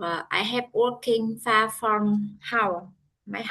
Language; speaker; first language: English; non-native, learner; Vietnamese